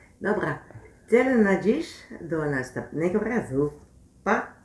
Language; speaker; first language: Polish; non-native, learner; Dutch